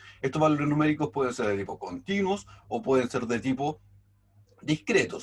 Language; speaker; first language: Spanish; native; Spanish